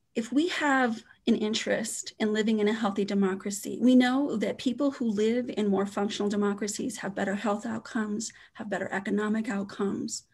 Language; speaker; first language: English; native; English